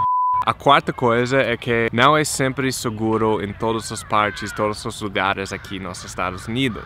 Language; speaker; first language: Portuguese; non-native, fluent; English